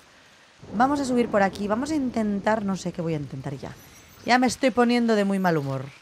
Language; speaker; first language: Spanish; native; Spanish